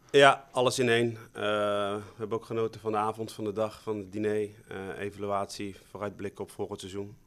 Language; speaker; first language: Dutch; native; Dutch